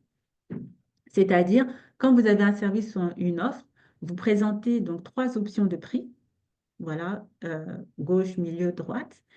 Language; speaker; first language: French; native; French